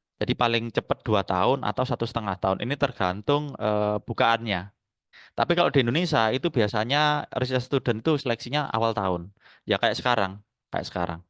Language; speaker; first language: Indonesian; native; Indonesian